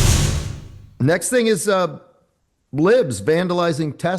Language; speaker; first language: English; native; English